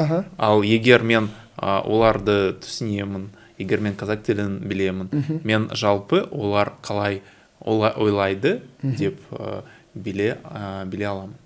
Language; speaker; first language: Kazakh; non-native, learner; Russian